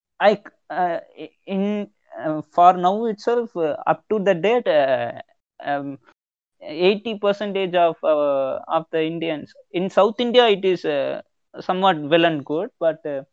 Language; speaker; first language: English; non-native, local second language; Tamil